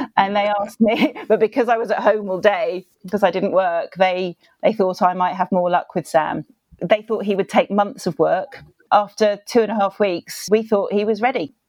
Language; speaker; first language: English; native; English